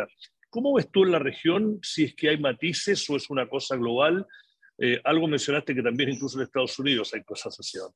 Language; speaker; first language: Spanish; native; Spanish